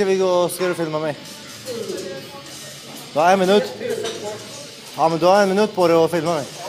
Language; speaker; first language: Swedish; native; Swedish